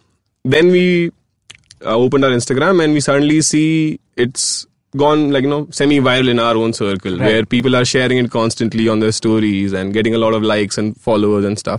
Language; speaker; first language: English; non-native, local second language; Gujarati